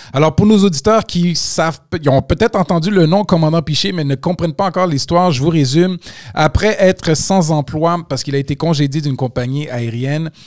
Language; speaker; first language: French; native; French